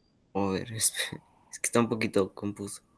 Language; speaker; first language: Spanish; native; Spanish